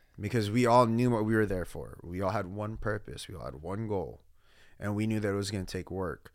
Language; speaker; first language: English; early bilingual, other home language; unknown